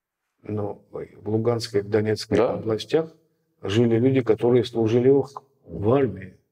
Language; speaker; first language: Russian; native; Russian